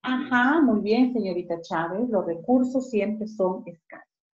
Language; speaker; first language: Spanish; native; Spanish